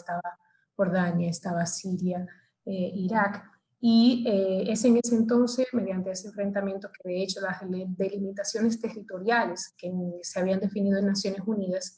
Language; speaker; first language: Spanish; native; Spanish